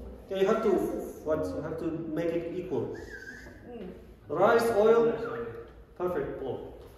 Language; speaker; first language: English; non-native, fluent; Kazakh